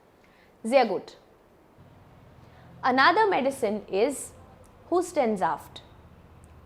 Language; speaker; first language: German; non-native, fluent; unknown